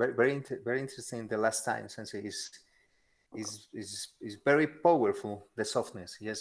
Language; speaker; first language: English; non-native, learner; Spanish